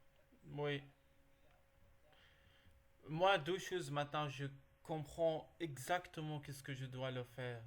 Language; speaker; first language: French; non-native, learner; Arabic